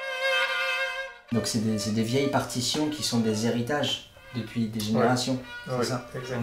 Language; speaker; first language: French; native; French